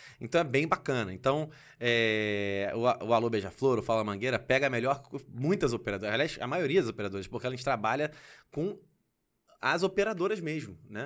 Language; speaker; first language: Portuguese; native; Portuguese